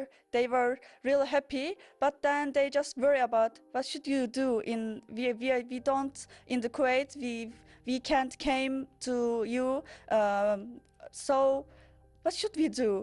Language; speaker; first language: English; non-native, learner; Turkish